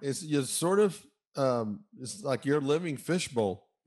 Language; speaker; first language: English; native; English